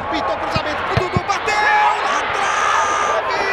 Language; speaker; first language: Portuguese; native; Portuguese